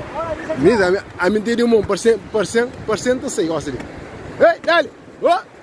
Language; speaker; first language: Spanish; non-native, learner; Kabuverdianu